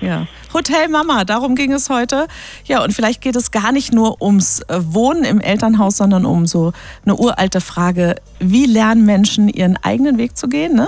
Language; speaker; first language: German; native; German